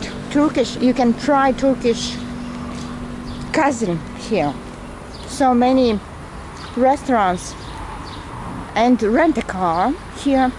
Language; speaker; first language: English; non-native, learner; Russian